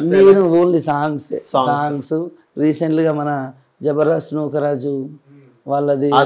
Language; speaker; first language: Telugu; native; Telugu